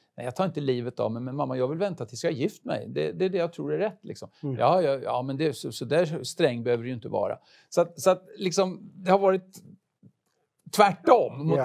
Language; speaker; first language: Swedish; native; Swedish